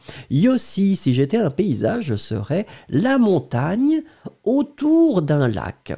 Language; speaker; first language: French; native; French